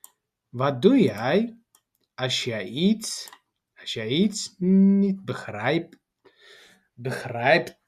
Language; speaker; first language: Dutch; non-native, learner; Tigrinya